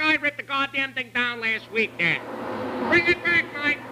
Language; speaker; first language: English; native; English